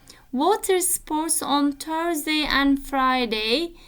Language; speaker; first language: English; non-native, fluent; Turkish